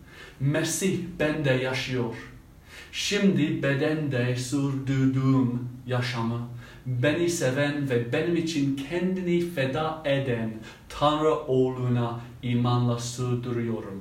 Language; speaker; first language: Turkish; non-native, fluent; English